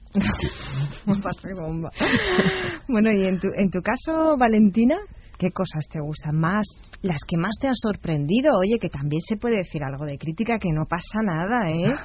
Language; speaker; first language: Spanish; native; Spanish